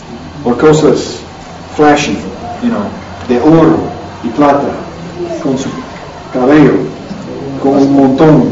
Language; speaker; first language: Spanish; non-native, learner; English